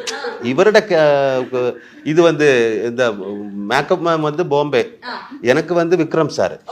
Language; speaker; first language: Tamil; non-native, learner; Malayalam